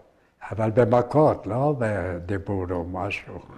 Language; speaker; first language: Hebrew; early bilingual, other home language; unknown